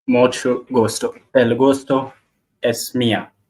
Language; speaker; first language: Spanish; non-native, learner; Arabic